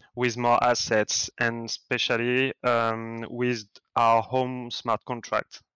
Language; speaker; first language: English; non-native, fluent; French